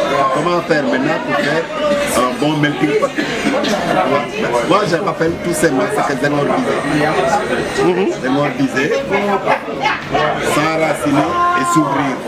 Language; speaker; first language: French; non-native, local second language; Wolof